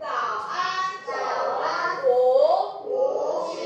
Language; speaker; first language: Chinese; non-native, learner; Korean